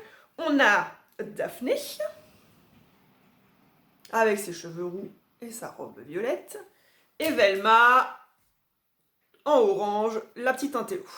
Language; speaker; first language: French; native; French